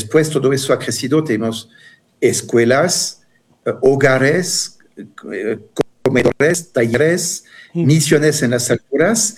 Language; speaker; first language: Spanish; non-native, fluent; French